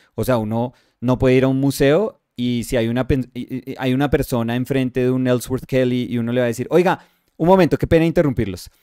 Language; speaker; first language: Spanish; native; Spanish